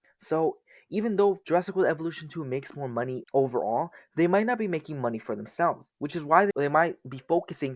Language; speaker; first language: English; native; English